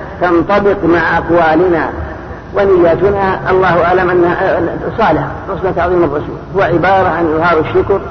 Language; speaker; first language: Arabic; native; Arabic